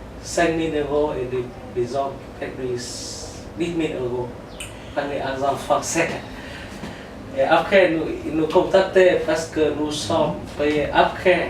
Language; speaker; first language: French; non-native, learner; Vietnamese